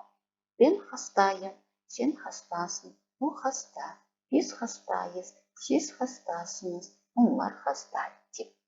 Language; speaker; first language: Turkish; non-native, fluent; Kazakh